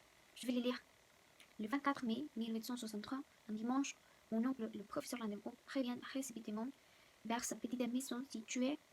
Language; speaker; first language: French; non-native, learner; Spanish